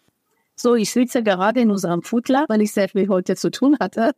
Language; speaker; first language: German; non-native, fluent; Persian